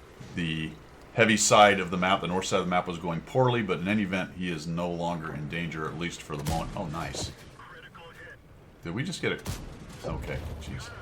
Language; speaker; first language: English; native; English